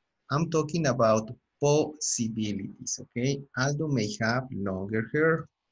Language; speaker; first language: English; non-native, fluent; Spanish